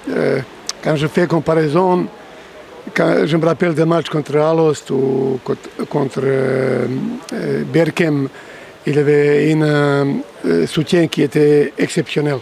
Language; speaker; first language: French; non-native, fluent; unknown